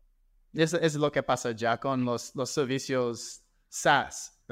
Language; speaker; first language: Spanish; non-native, fluent; English